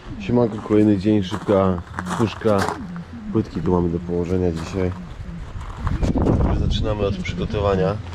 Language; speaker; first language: Polish; native; Polish